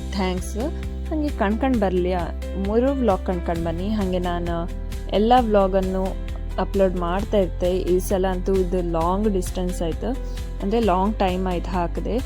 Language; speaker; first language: Kannada; non-native, local second language; Konkani